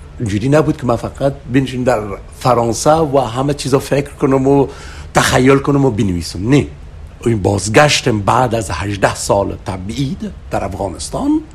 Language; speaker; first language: Persian; native; Persian